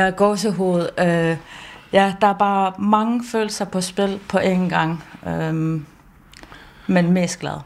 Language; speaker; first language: Danish; non-native, local second language; Kalaallisut